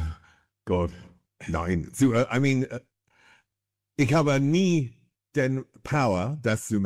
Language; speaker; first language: German; non-native, fluent; English